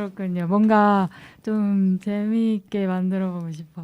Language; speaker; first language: Korean; native; Korean